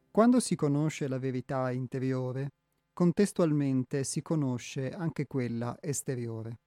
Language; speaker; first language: Italian; native; Italian